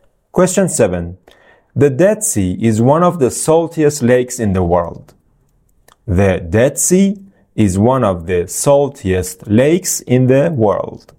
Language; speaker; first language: English; non-native, fluent; Persian